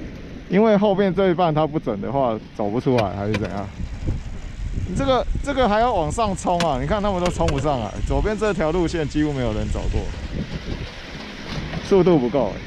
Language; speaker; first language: Chinese; native; Chinese